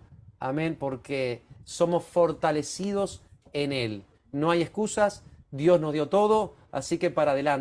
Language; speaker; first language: Spanish; native; Spanish